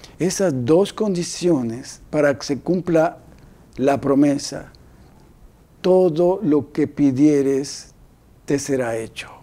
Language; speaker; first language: Spanish; native; Spanish